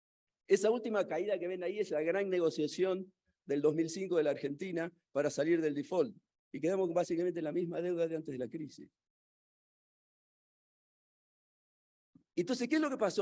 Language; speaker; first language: Spanish; native; Spanish